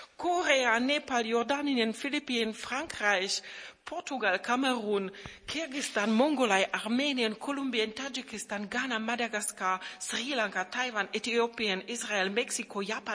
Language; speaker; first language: German; non-native, fluent; Czech